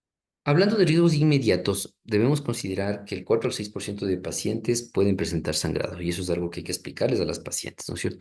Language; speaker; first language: Spanish; native; Spanish